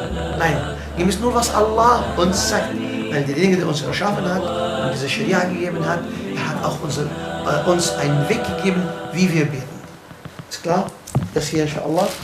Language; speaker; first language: German; non-native, fluent; Arabic